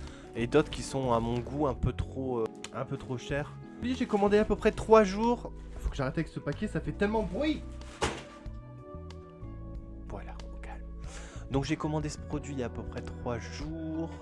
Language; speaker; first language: French; native; French